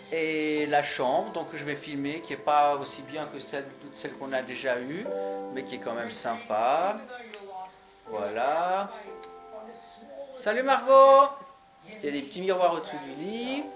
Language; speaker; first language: French; native; French